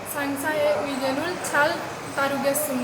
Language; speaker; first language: Korean; non-native, learner; Nepali